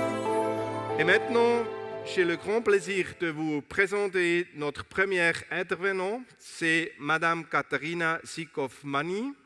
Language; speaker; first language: French; non-native, local second language; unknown